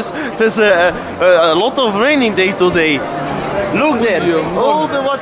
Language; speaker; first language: English; non-native, learner; Dutch